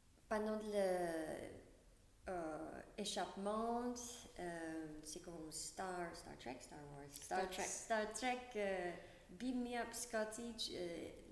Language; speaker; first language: French; non-native, learner; English